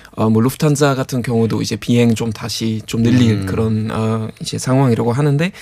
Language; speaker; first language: Korean; non-native, fluent; Turkish